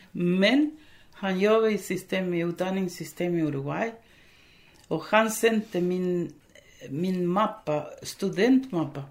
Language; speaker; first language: Norwegian; non-native, fluent; Spanish